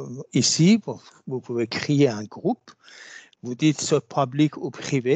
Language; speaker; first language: French; non-native, fluent; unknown